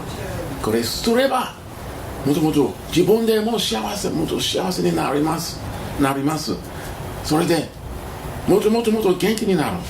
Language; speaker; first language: Japanese; non-native, learner; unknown